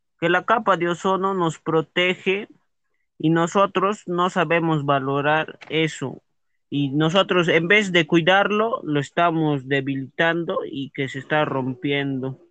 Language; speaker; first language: Spanish; native; Spanish